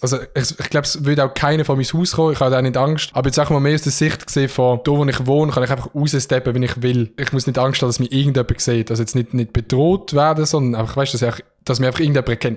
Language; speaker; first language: German; native; German